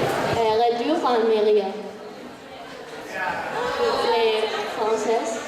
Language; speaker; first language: French; non-native, learner; Spanish